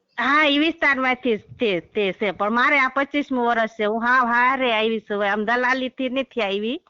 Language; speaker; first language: Gujarati; non-native, local second language; Vasavi